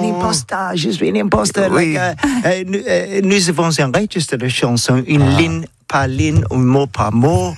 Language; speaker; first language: French; non-native, learner; English